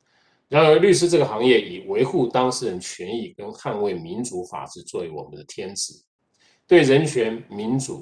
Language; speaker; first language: Chinese; native; Chinese